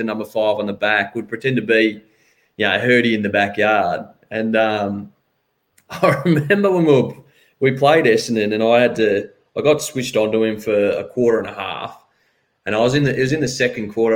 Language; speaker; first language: English; native; English